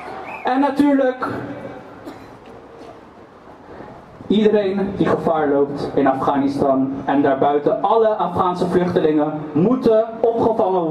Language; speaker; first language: Dutch; early bilingual, other home language; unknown